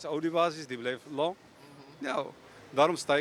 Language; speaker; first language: Dutch; non-native, fluent; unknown